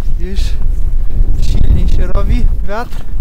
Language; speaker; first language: Polish; non-native, learner; Russian